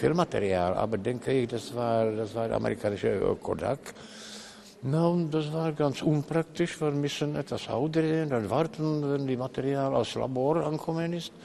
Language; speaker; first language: German; non-native, learner; Czech